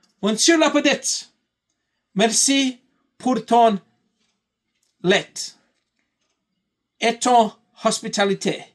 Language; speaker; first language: French; non-native, learner; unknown